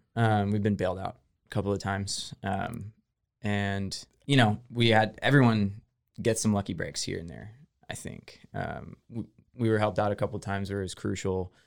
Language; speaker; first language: English; native; English